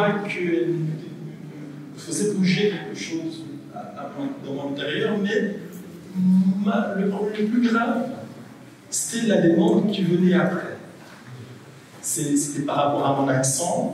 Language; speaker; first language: French; non-native, fluent; Portuguese